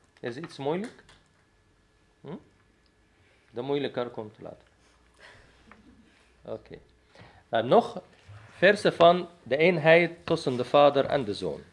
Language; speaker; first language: Dutch; non-native, fluent; Arabic